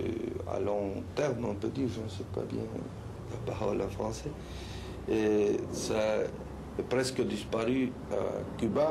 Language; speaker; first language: French; non-native, learner; Spanish